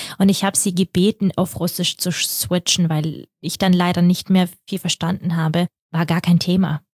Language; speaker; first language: German; early bilingual, other home language; Russian